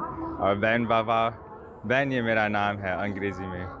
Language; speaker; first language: Hindi; non-native, learner; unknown